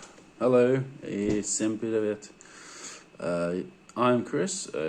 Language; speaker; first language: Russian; non-native, learner; English